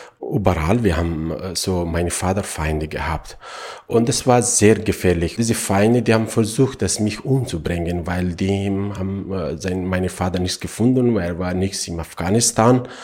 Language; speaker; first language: German; non-native, learner; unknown